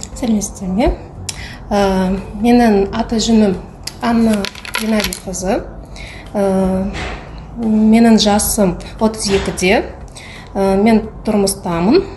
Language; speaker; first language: Kazakh; non-native, local second language; Russian